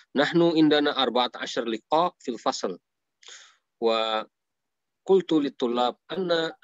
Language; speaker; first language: Arabic; non-native, fluent; Indonesian